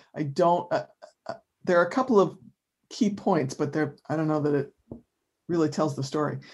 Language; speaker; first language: English; native; English